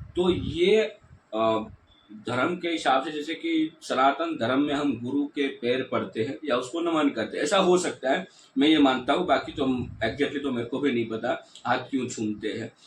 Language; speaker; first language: Hindi; non-native, local second language; Gujarati